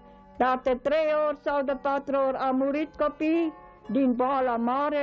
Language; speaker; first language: Romanian; non-native, local second language; German